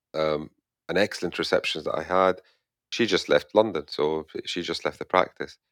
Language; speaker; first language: English; non-native, fluent; Arabic